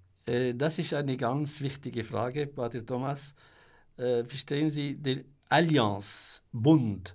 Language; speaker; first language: German; non-native, fluent; Arabic